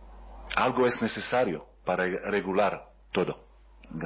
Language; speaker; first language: Spanish; non-native, learner; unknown